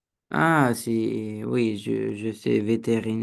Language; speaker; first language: French; non-native, learner; Romanian